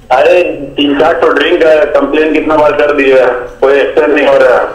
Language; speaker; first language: Hindi; non-native, local second language; Bangla